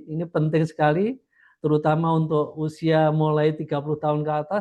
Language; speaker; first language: Indonesian; native; Indonesian